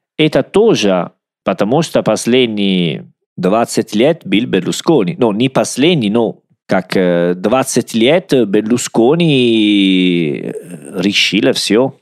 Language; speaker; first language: Russian; non-native, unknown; Italian